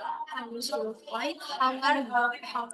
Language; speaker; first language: English; non-native, learner; Indonesian